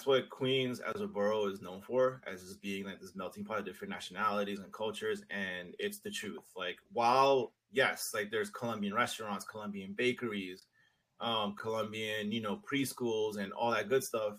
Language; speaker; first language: English; early bilingual, other home language; Spanish